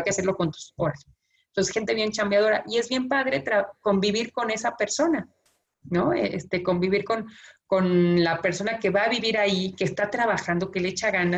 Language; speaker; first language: Spanish; native; Spanish